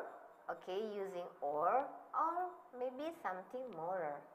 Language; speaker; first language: English; non-native, learner; Indonesian